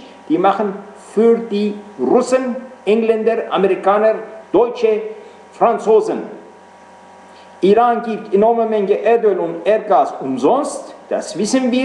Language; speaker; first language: German; non-native, fluent; Persian